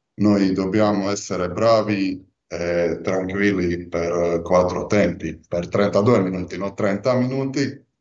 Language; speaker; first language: Italian; non-native, fluent; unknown